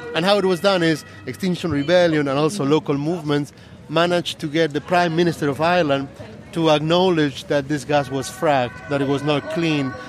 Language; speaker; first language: English; non-native, fluent; Spanish